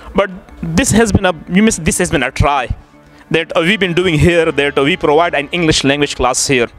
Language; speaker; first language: English; non-native, local second language; Pashto